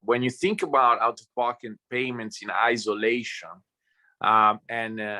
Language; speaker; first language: English; non-native, fluent; Italian